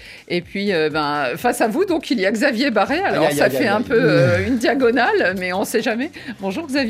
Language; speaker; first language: French; native; French